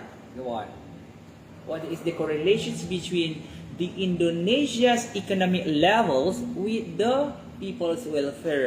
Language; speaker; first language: English; non-native, fluent; Indonesian